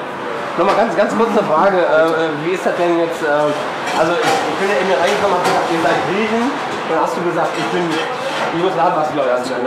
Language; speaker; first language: German; native; German